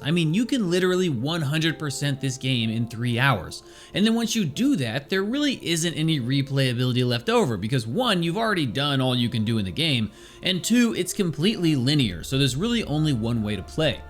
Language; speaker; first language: English; native; English